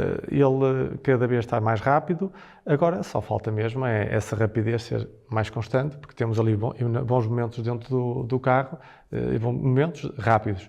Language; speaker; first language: Portuguese; native; Portuguese